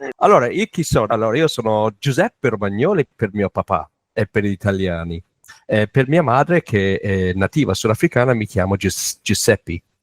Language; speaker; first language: Italian; non-native, fluent; English